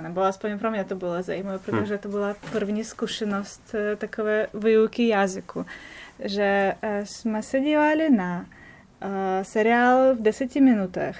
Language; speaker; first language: Czech; non-native, fluent; Russian